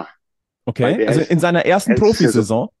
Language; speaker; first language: German; native; German